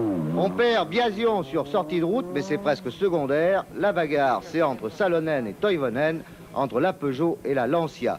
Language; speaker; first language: French; native; French